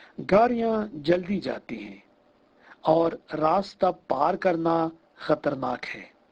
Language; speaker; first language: Hindi; non-native, fluent; Russian